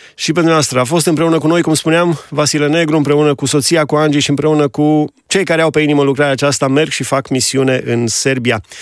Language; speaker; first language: Romanian; native; Romanian